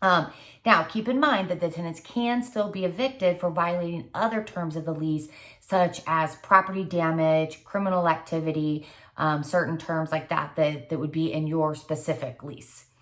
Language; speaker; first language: English; native; English